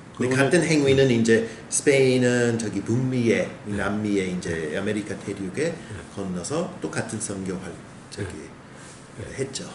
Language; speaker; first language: Korean; non-native, fluent; English